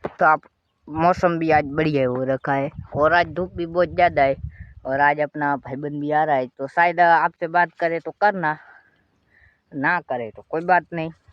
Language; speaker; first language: Hindi; non-native, local second language; Gujarati